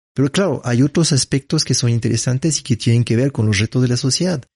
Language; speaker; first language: Spanish; non-native, fluent; French